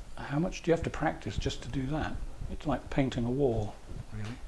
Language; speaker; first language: English; native; English